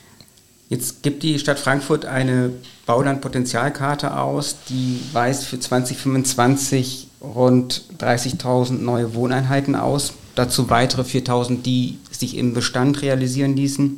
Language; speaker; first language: German; native; German